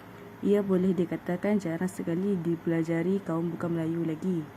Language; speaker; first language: Malay; native; Malay